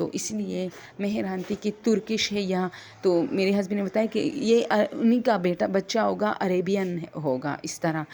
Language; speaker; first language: Urdu; non-native, local second language; Pashto